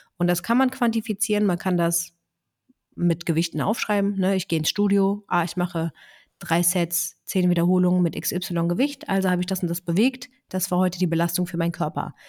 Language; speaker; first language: German; early bilingual, other home language; Greek